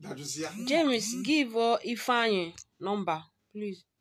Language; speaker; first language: English; non-native, local second language; Igbo